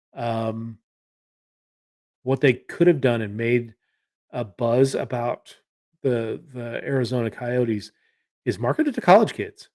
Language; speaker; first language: English; native; English